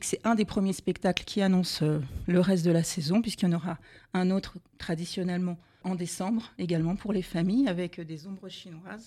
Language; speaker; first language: French; native; French